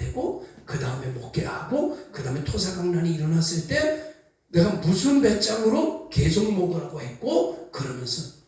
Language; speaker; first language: Korean; native; Korean